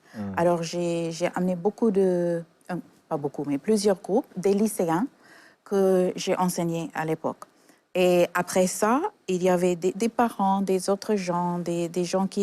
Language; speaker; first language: French; non-native, fluent; English